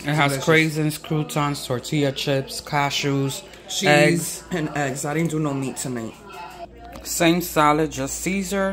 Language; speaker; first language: English; native; English